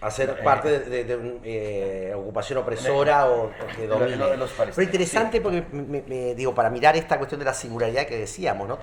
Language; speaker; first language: Spanish; native; Spanish